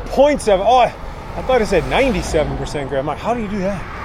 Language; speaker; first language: English; native; English